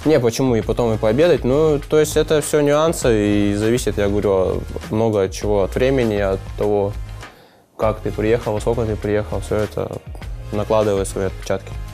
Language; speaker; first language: Russian; native; Russian